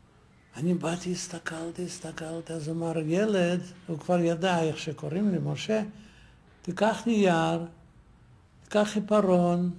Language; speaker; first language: Hebrew; non-native, fluent; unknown